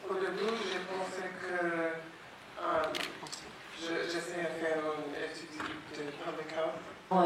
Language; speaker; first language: French; non-native, learner; English